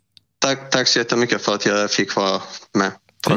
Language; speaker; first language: Swedish; non-native, fluent; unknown